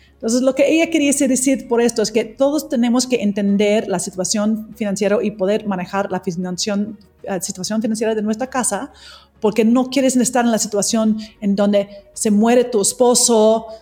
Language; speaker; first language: Spanish; non-native, fluent; English